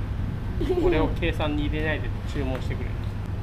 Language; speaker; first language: Japanese; native; Japanese